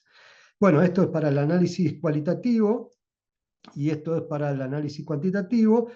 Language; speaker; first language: Spanish; native; Spanish